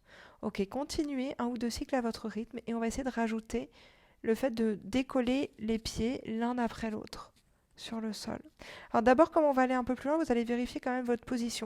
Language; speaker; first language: French; native; French